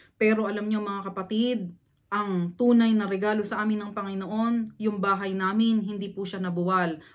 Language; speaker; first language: Filipino; native; Filipino